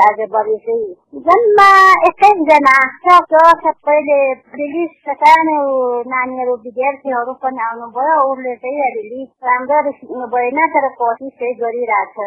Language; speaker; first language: Nepali; non-native, local second language; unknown